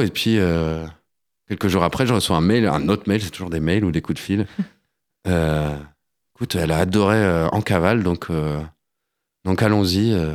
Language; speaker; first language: French; native; French